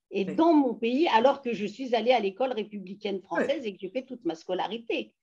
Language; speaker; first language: French; native; French